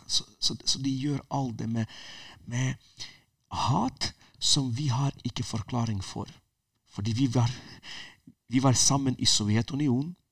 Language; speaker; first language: Norwegian; non-native, fluent; Ukrainian